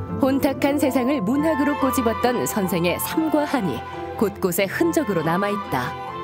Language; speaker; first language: Korean; native; Korean